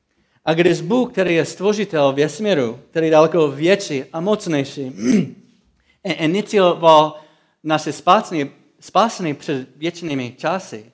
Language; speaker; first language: Czech; non-native, fluent; English